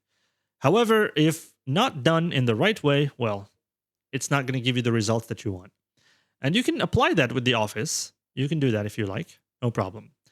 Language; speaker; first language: English; non-native, fluent; Arabic